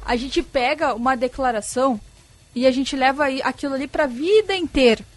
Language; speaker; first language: Portuguese; native; Portuguese